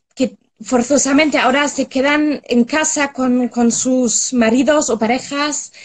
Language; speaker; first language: Spanish; non-native, fluent; German